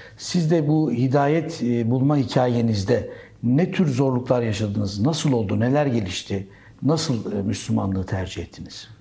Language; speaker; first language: Turkish; native; Turkish